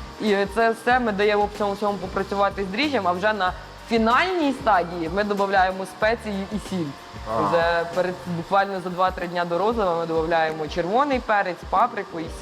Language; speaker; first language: Ukrainian; native; Ukrainian